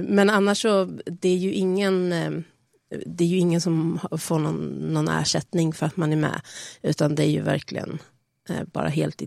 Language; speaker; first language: Swedish; native; Swedish